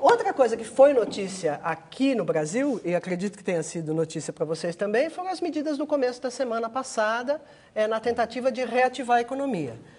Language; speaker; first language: Portuguese; native; Portuguese